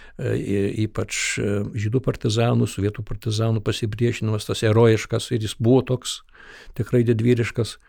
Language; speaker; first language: Lithuanian; early bilingual, heritage; Lithuanian